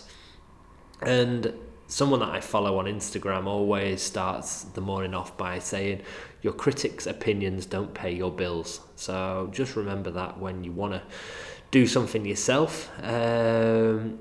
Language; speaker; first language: English; native; English